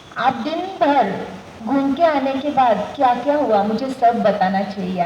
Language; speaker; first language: Hindi; non-native, local second language; Marathi